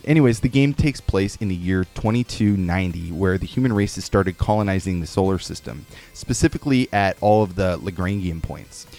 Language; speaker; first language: English; native; English